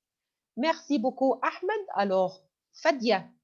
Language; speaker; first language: French; non-native, fluent; Arabic